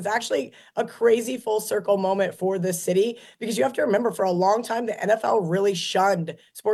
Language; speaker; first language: English; native; English